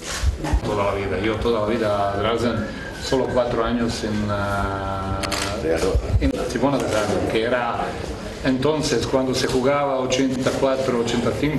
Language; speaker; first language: Spanish; non-native, fluent; Croatian